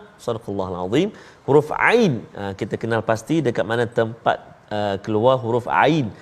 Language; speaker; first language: Malay; native; Malay